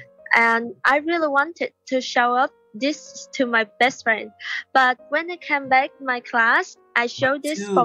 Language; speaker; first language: English; non-native, learner; Vietnamese